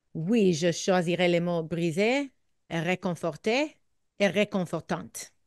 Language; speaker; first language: French; non-native, fluent; English